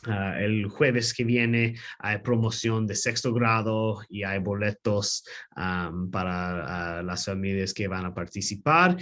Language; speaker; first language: Spanish; non-native, learner; English